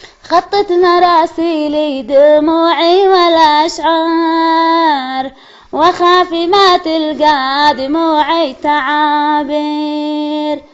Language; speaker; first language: Arabic; native; Arabic